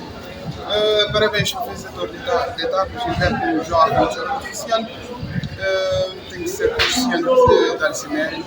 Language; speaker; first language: Portuguese; non-native, local second language; Kabuverdianu